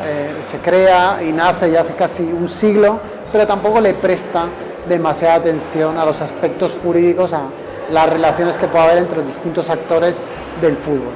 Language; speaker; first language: Spanish; native; Spanish